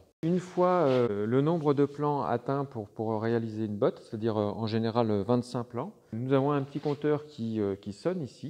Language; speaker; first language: French; native; French